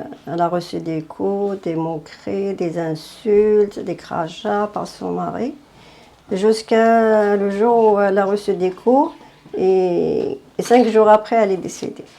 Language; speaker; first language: French; non-native, fluent; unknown